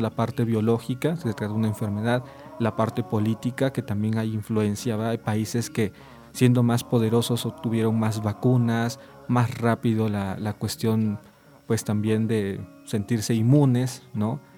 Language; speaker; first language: Spanish; native; Spanish